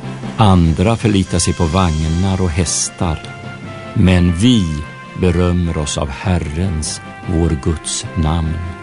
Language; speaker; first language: Swedish; native; Swedish